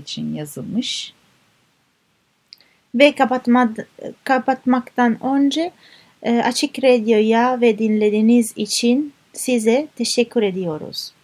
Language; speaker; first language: Turkish; non-native, learner; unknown